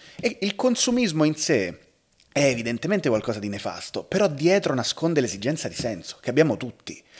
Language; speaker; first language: Italian; native; Italian